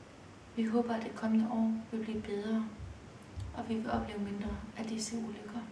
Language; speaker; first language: Danish; early bilingual, other home language; Kurdish